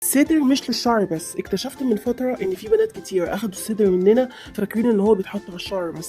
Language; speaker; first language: Arabic; native; Arabic